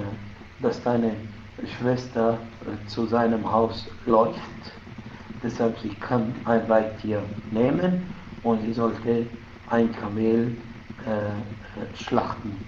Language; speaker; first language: German; non-native, fluent; Arabic